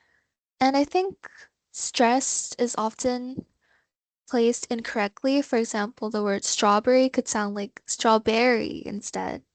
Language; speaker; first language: English; non-native, fluent; Thai